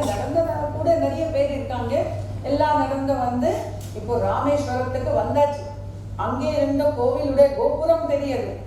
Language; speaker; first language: Tamil; non-native, fluent; Marathi